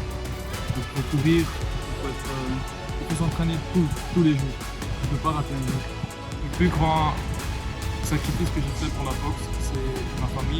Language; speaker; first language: French; non-native, fluent; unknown